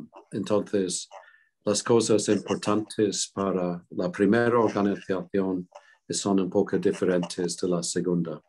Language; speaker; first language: Spanish; non-native, fluent; English